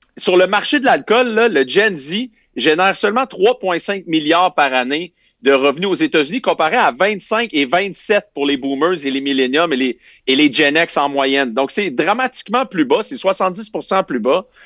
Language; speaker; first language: French; native; French